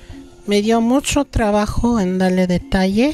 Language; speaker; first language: Spanish; early bilingual, heritage; Spanish